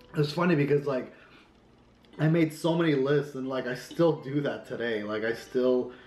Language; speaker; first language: English; native; English